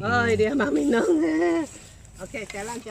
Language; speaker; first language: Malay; non-native, local second language; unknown